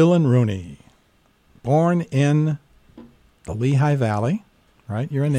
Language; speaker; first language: English; native; English